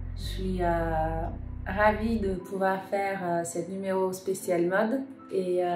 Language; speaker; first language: French; non-native, learner; Czech